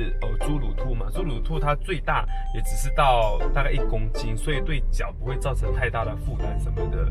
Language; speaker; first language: Chinese; native; Chinese